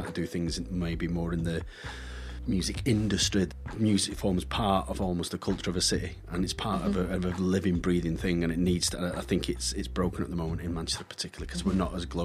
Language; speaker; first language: English; native; English